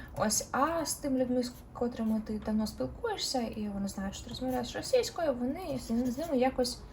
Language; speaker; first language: Ukrainian; non-native, local second language; Russian